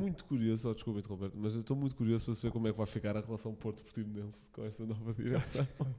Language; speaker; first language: Portuguese; native; Portuguese